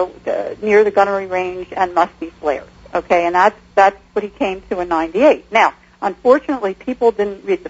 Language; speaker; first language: English; native; English